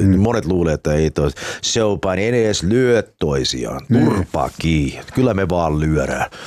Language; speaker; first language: Finnish; early bilingual, heritage; Finnish